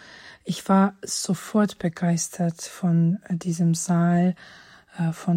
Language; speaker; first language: German; non-native, fluent; Georgian